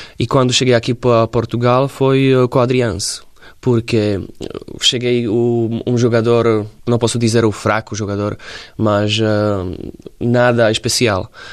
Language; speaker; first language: Portuguese; non-native, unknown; Slovak